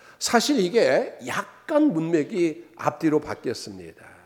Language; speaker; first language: Korean; native; Korean